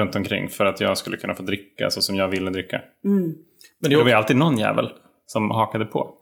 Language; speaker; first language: Swedish; native; Swedish